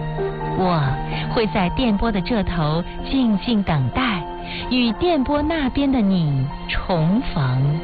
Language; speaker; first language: Chinese; native; Chinese